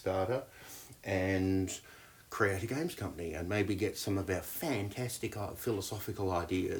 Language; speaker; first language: English; native; English